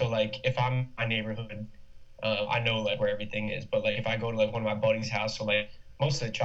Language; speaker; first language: English; native; English